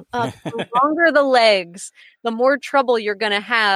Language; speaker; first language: English; native; English